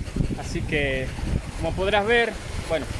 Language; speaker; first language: Spanish; native; Spanish